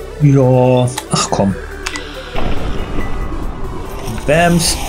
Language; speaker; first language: German; native; German